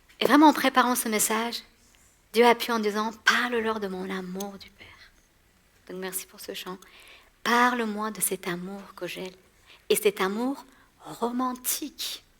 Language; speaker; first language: French; early bilingual, other home language; Persian